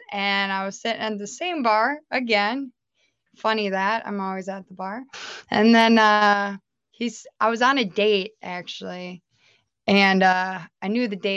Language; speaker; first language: English; native; English